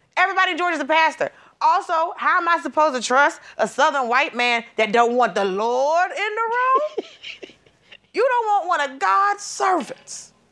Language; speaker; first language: English; native; English